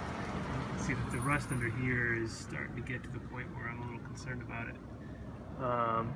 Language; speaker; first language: English; native; English